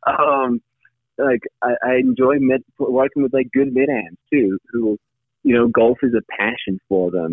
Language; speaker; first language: English; native; English